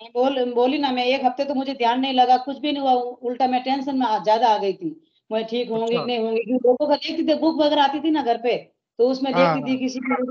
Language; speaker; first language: Hindi; native; Hindi